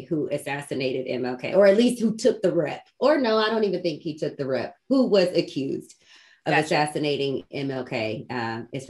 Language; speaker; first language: English; native; English